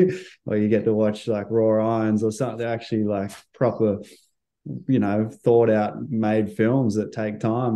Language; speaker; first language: English; native; English